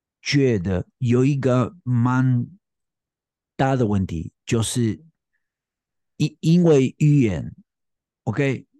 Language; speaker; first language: Chinese; non-native, learner; Spanish